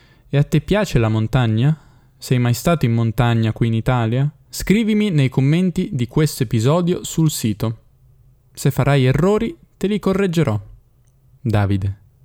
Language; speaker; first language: Italian; native; Italian